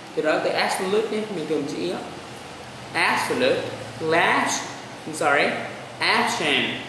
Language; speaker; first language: English; non-native, fluent; Vietnamese